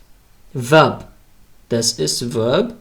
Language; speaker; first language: German; non-native, fluent; Pashto